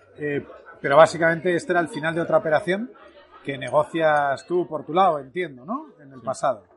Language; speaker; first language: Spanish; native; Spanish